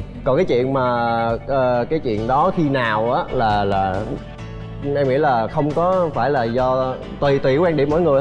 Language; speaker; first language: Vietnamese; native; Vietnamese